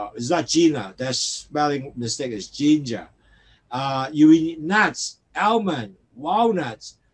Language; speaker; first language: English; non-native, local second language; Cantonese